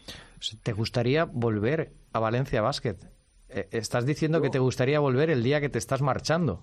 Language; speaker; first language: Spanish; native; Spanish